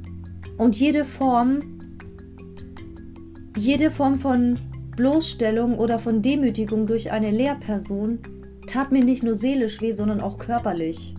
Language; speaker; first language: German; native; German